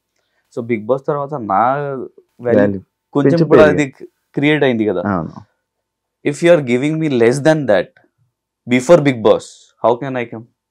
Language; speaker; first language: Telugu; non-native, local second language; Hindi